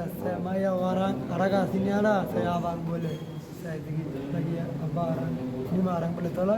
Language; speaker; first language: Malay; non-native, learner; Rohingya